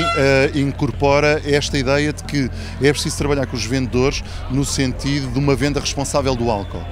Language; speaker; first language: Portuguese; native; Portuguese